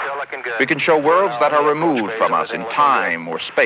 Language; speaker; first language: English; native; English